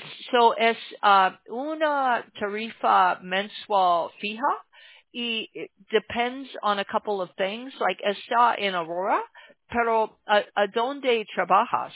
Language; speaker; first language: Spanish; non-native, learner; English